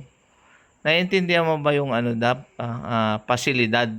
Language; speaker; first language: Filipino; native; Filipino